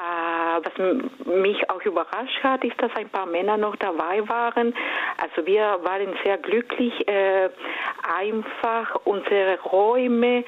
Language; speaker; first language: German; non-native, fluent; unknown